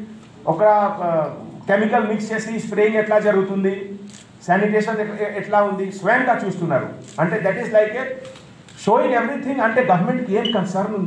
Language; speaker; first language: Telugu; non-native, fluent; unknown